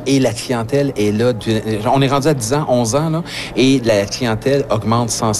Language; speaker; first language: French; native; French